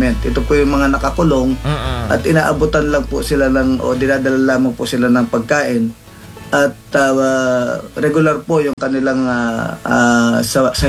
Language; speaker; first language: Filipino; native; Filipino